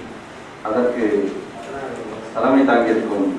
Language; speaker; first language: Tamil; native; Tamil